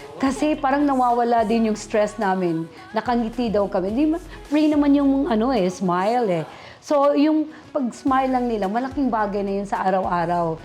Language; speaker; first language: Filipino; non-native, local second language; Cebuano